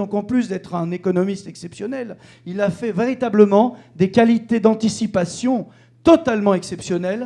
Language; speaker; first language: French; native; French